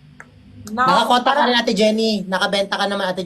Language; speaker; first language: Filipino; native; Filipino